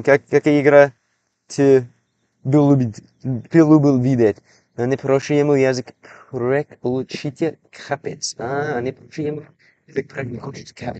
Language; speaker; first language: Russian; non-native, learner; English